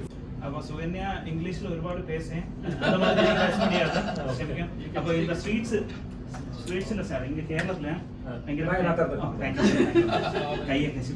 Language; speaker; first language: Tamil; non-native, local second language; Malayalam